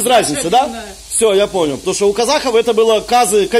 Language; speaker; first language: Russian; native; Russian